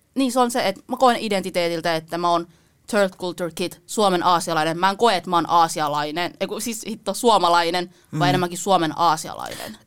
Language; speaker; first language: Finnish; early bilingual, other home language; Vietnamese